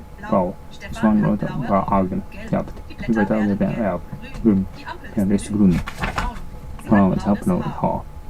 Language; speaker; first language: German; non-native, learner; Japanese